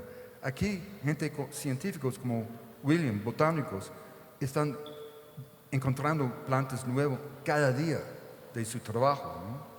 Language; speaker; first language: Spanish; non-native, fluent; English